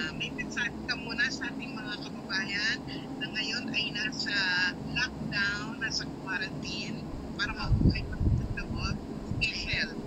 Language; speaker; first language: Filipino; native; Filipino